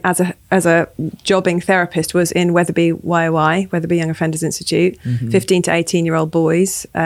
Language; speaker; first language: English; native; English